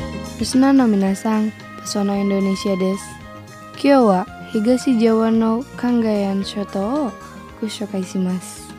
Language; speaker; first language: Japanese; non-native, fluent; Indonesian